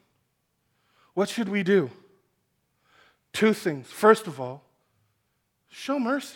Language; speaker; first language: English; native; English